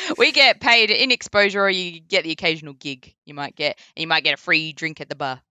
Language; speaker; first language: English; native; English